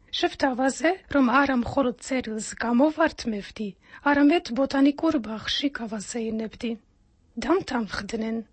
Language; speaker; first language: Georgian; non-native, fluent; Dutch